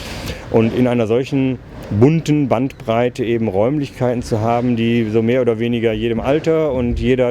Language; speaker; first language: German; native; German